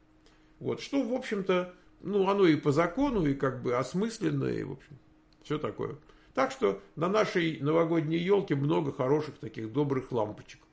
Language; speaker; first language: Russian; native; Russian